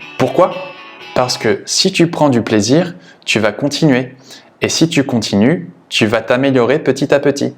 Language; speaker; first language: French; native; French